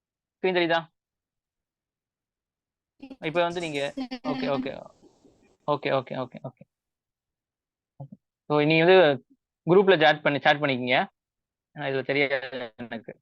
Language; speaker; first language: Tamil; native; Tamil